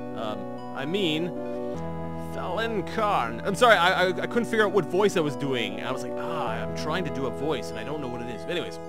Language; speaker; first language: English; native; English